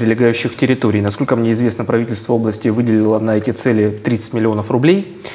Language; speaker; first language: Russian; native; Russian